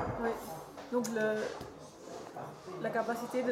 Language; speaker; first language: French; non-native, learner; Dutch